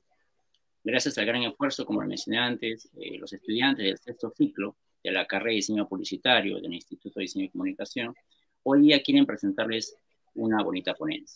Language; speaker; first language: Spanish; native; Spanish